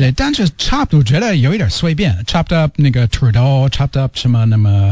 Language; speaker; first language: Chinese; non-native, fluent; English